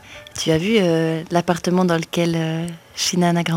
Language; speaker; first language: French; native; French